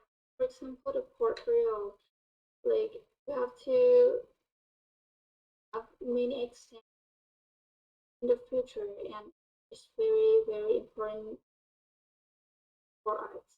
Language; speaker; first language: English; non-native, fluent; Thai